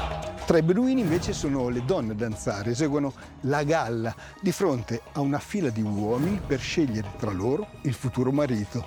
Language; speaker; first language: Italian; native; Italian